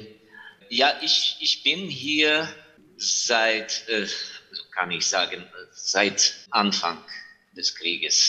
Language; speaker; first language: German; non-native, fluent; Ukrainian